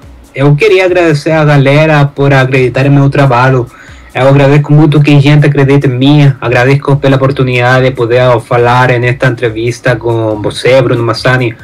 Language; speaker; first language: Portuguese; non-native, learner; Spanish